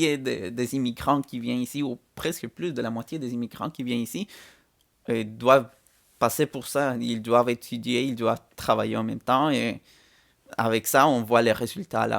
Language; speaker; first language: French; non-native, fluent; Spanish